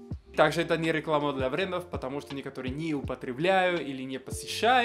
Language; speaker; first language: Russian; non-native, fluent; Spanish